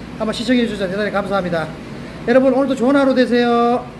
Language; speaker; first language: Korean; native; Korean